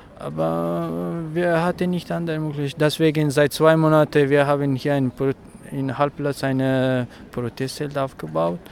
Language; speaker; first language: German; non-native, learner; Persian